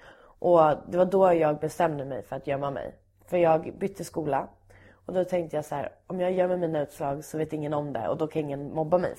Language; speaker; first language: Swedish; native; Swedish